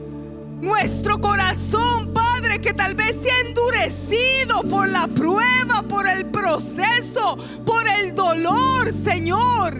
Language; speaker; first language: Spanish; native; Spanish